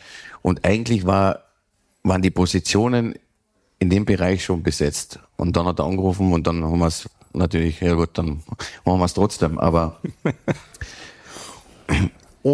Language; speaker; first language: German; native; German